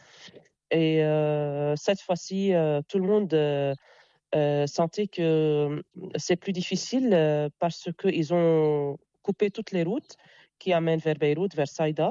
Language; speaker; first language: French; non-native, local second language; Arabic